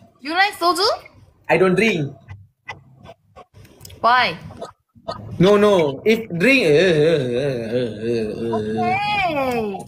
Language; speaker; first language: English; non-native, learner; Malay